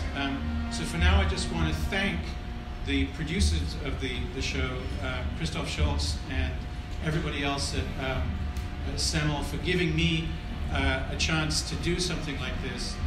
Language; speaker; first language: English; native; English